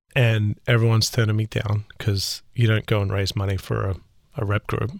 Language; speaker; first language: English; native; English